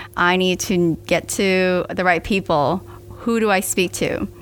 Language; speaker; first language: English; native; English